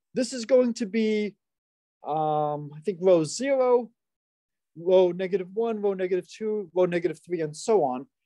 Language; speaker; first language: English; native; English